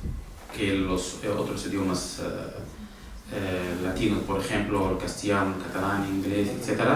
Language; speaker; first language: Spanish; non-native, fluent; Arabic